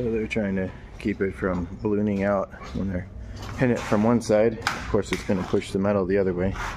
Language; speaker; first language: English; native; English